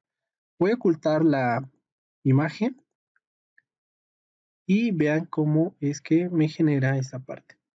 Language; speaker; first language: Spanish; native; Spanish